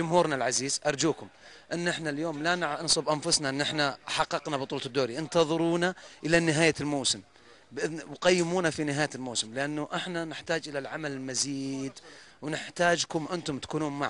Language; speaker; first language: Arabic; native; Arabic